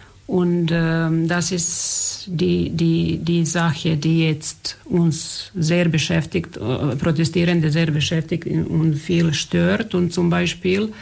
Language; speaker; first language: German; non-native, fluent; Serbian